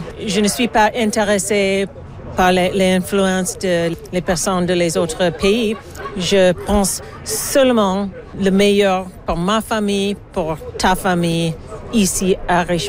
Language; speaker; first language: French; non-native, learner; English